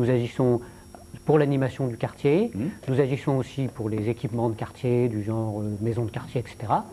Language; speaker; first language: French; native; French